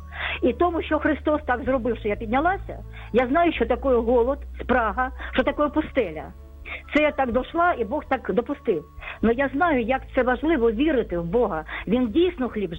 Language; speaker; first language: Ukrainian; non-native, local second language; Russian